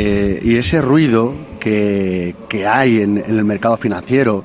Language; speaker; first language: Spanish; native; Spanish